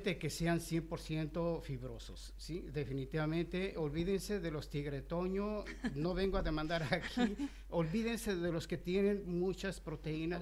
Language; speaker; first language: Spanish; native; Spanish